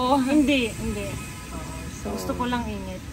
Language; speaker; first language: Filipino; non-native, fluent; Russian